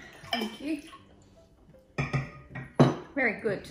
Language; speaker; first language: English; native; English